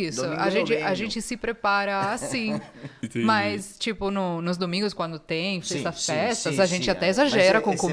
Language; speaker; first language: Portuguese; non-native, fluent; Italian